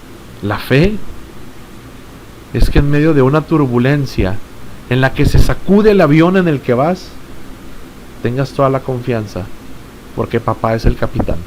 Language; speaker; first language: Spanish; native; Spanish